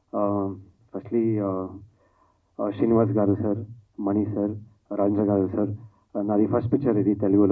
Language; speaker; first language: Telugu; non-native, learner; Kannada